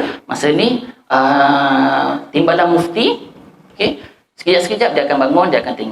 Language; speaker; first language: Malay; native; Malay